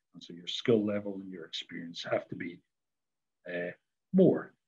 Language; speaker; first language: English; native; English